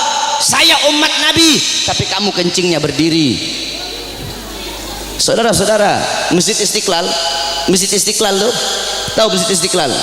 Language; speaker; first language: Indonesian; native; Indonesian